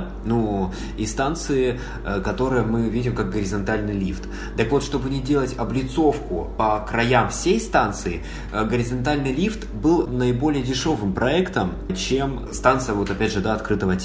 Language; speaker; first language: Russian; native; Russian